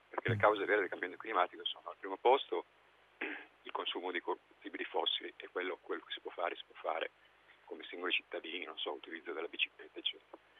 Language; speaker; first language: Italian; native; Italian